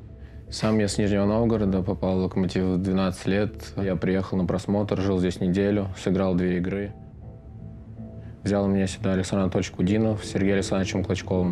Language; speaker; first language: Russian; native; Russian